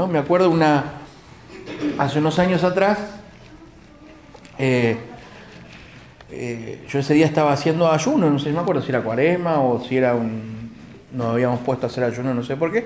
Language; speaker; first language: Spanish; native; Spanish